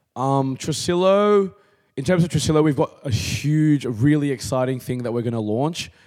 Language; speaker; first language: English; native; English